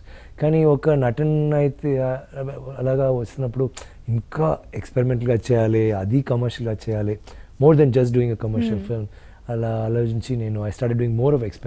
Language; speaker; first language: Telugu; non-native, local second language; Tamil